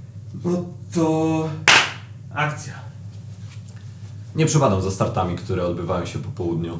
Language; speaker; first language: Polish; native; Polish